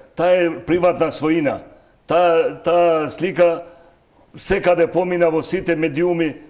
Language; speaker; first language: Macedonian; non-native, local second language; Albanian